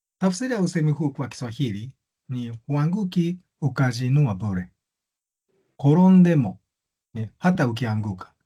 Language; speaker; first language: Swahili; non-native, fluent; Japanese